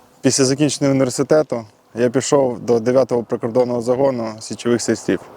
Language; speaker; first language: Ukrainian; non-native, local second language; Russian